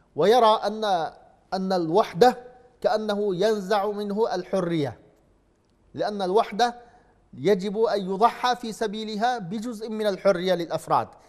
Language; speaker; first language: Arabic; non-native, fluent; Uyghur